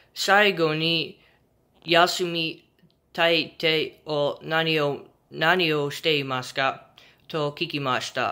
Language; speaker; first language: Japanese; non-native, learner; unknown